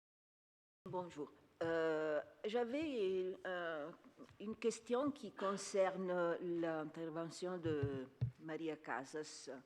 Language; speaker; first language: French; non-native, fluent; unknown